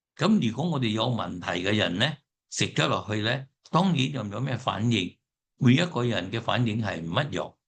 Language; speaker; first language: Cantonese; early bilingual, heritage; Cantonese